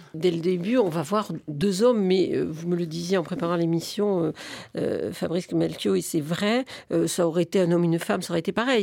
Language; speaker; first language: French; native; French